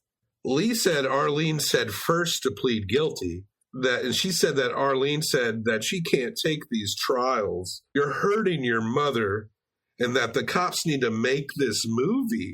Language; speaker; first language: English; native; English